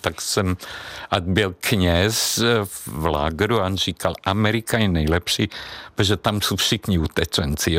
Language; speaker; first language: Czech; non-native, fluent; Hungarian